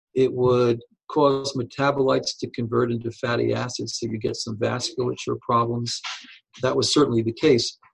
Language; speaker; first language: English; native; English